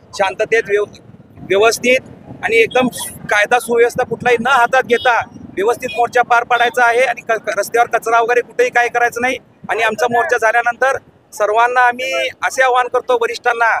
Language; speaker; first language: Marathi; non-native, local second language; Lambadi